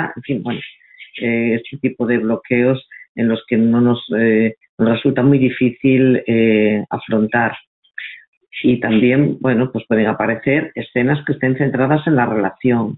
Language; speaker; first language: Spanish; native; Spanish